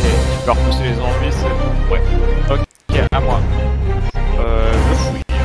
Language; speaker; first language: French; native; French